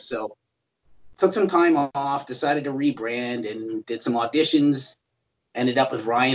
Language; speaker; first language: English; native; English